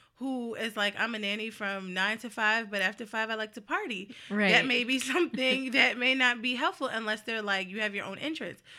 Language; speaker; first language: English; native; English